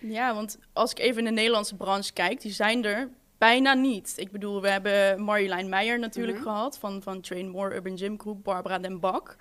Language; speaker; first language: Dutch; native; Dutch